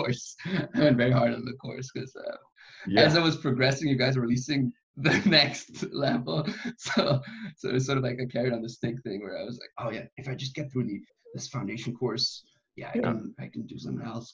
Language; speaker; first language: English; non-native, fluent; German